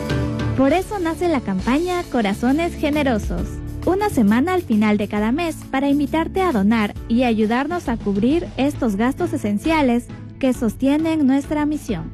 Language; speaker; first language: Spanish; native; Spanish